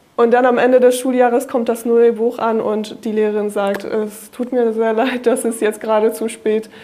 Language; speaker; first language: German; non-native, fluent; Kurdish